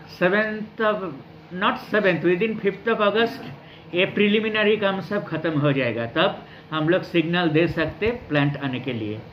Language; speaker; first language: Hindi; non-native, local second language; Nepali